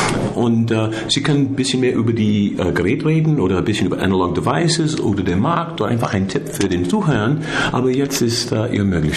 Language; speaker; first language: German; non-native, learner; English